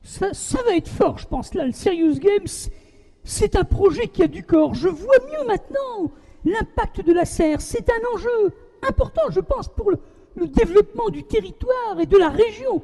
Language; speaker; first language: French; native; French